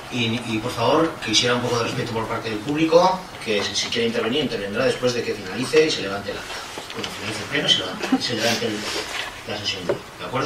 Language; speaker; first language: Spanish; native; Spanish